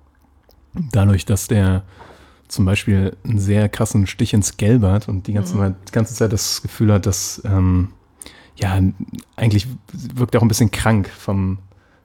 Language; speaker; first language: German; native; German